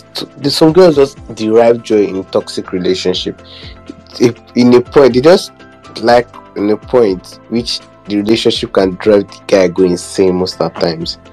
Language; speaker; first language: English; non-native, local second language; Igbo